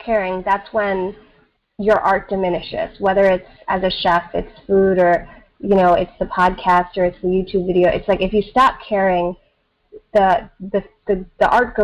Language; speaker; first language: English; early bilingual, other home language; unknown